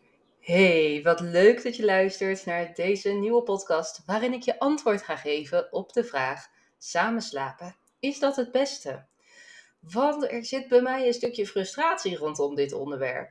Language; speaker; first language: Dutch; native; Dutch